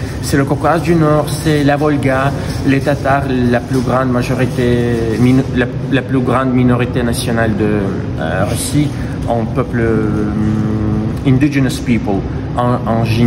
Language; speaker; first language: French; non-native, fluent; Russian